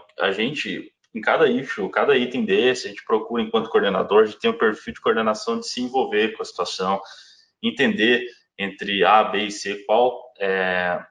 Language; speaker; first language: Portuguese; native; Portuguese